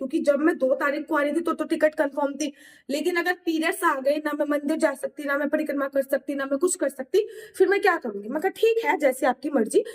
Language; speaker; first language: Hindi; native; Hindi